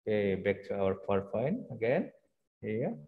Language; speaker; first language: English; non-native, fluent; Indonesian